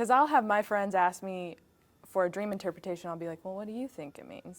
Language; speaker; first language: English; native; English